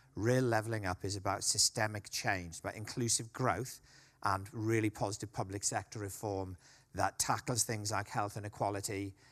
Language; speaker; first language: English; native; English